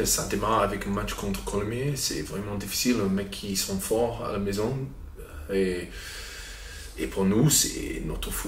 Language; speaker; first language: French; non-native, fluent; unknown